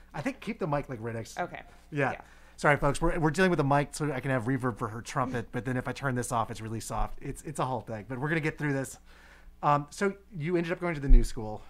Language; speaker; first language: English; native; English